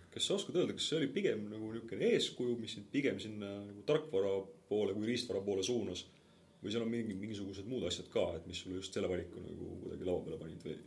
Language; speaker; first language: Estonian; native; Estonian